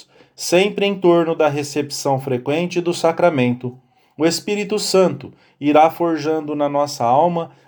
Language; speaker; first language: Portuguese; native; Portuguese